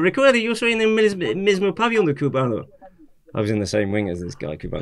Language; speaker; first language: English; native; English